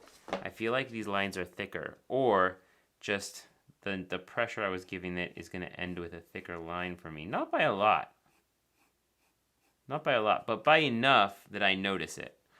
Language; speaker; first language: English; native; English